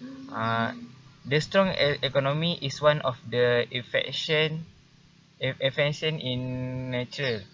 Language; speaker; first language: English; non-native, learner; Malay